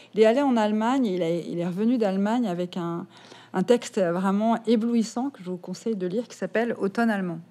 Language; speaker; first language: French; native; French